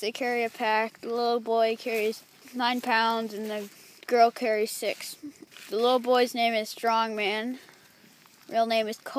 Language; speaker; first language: English; native; English